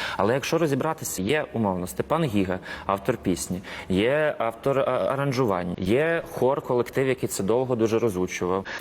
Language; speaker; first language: Ukrainian; native; Ukrainian